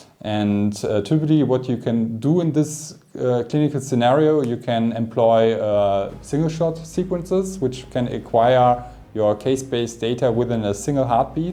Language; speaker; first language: English; non-native, fluent; German